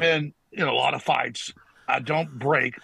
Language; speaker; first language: English; native; English